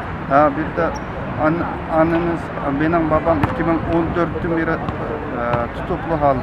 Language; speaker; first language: Turkish; non-native, local second language; Uyghur